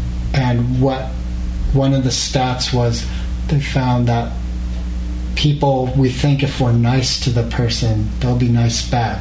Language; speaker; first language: English; native; English